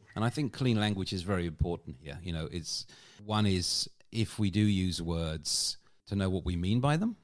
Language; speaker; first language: English; native; English